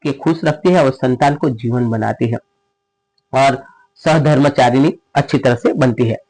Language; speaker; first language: Hindi; non-native, local second language; Gujarati